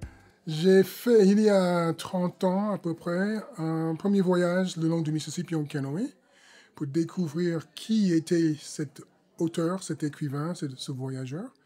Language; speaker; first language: French; non-native, fluent; English